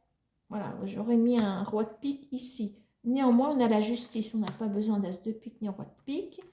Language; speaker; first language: French; native; French